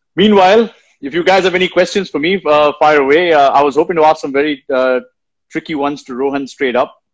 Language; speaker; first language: English; non-native, local second language; Hindi